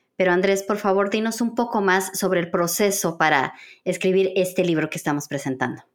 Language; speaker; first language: Spanish; native; Spanish